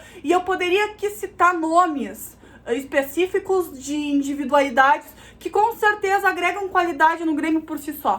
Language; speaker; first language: Portuguese; native; Portuguese